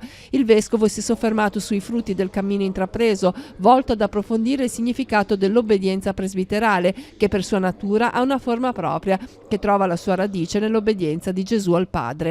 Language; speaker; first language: Italian; native; Italian